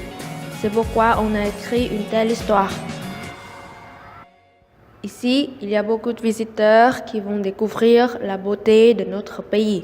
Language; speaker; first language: French; non-native, learner; Vietnamese